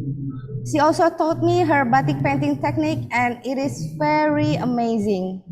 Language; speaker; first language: English; non-native, fluent; Indonesian